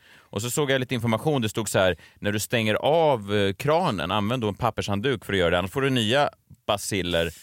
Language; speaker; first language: Swedish; native; Swedish